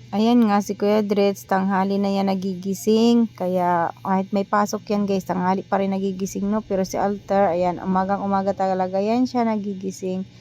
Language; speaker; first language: Filipino; native; Filipino